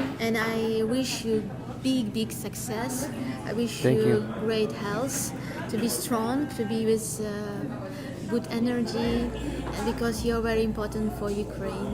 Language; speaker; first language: English; non-native, learner; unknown